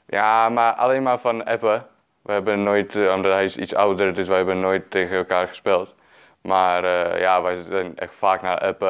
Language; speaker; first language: Dutch; non-native, fluent; Czech